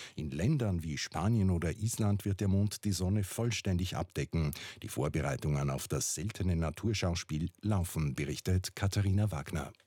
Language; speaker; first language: German; native; German